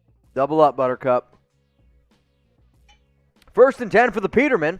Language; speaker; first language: English; native; English